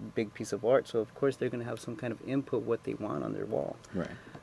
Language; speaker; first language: English; native; English